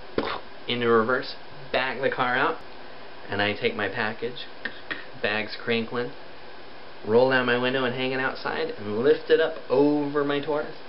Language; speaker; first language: English; native; English